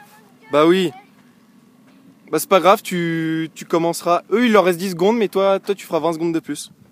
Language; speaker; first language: French; native; French